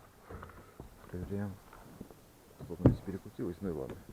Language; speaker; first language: Russian; native; Russian